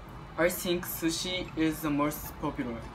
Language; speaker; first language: English; non-native, learner; Japanese